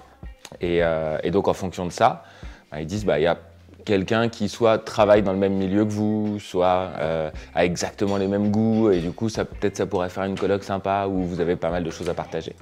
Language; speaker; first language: French; native; French